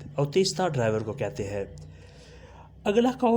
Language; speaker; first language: Hindi; non-native, local second language; Punjabi